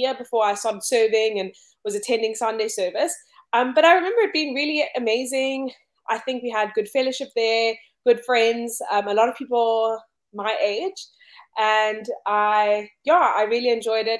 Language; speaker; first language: English; native; English